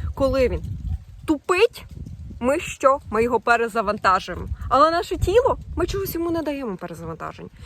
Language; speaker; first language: Ukrainian; non-native, local second language; Russian